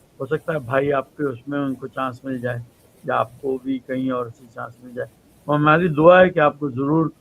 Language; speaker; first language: Urdu; native; Urdu